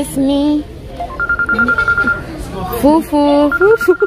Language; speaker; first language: Arabic; native; Arabic